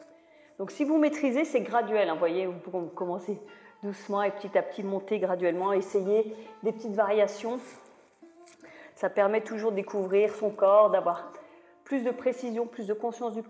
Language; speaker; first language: French; native; French